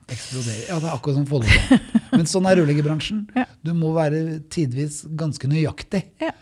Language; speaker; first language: Norwegian; native; Norwegian